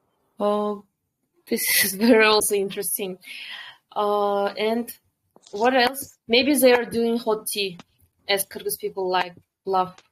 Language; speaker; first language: English; non-native, fluent; Kyrgyz